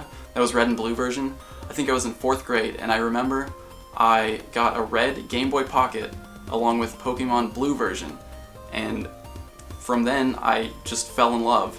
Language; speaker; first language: English; native; English